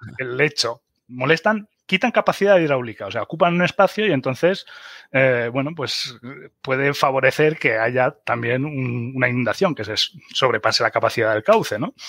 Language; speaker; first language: Spanish; early bilingual, other home language; German